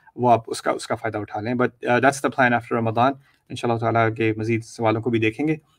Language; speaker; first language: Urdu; native; Urdu